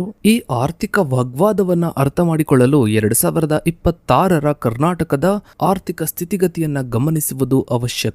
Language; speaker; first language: Kannada; native; Kannada